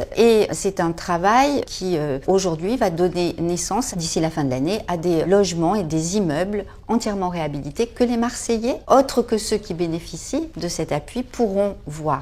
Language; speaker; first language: French; native; French